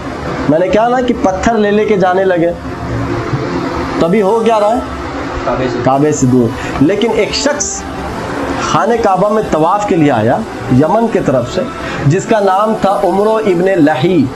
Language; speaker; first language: Urdu; native; Urdu